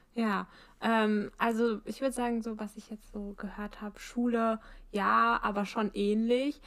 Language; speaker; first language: German; native; German